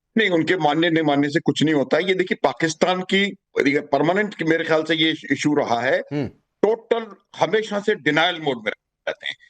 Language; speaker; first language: Hindi; native; Hindi